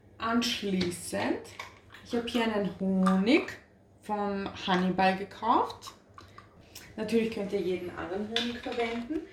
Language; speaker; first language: German; early bilingual, other home language; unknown